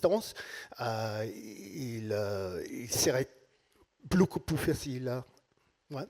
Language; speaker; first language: French; non-native, learner; English